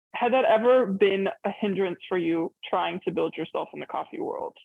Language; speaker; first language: English; early bilingual, other home language; Arabic